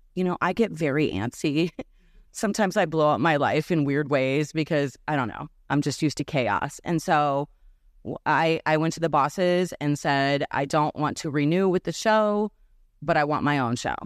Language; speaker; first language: English; early bilingual, other home language; Serbian